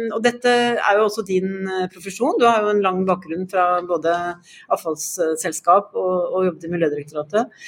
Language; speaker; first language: Norwegian; native; Norwegian